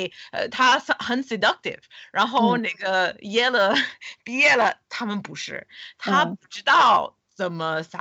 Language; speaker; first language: Chinese; non-native, fluent; English